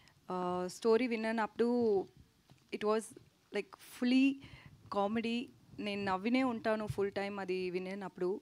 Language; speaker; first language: Telugu; non-native, learner; Tamil